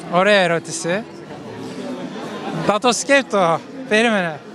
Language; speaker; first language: Greek; non-native, learner; Turkish